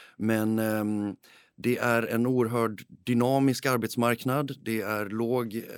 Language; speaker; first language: Swedish; early bilingual, heritage; Swedish